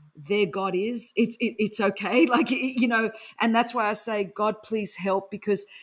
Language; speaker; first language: English; non-native, local second language; Greek